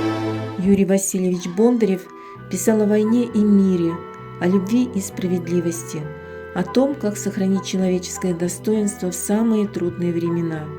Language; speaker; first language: Russian; native; Russian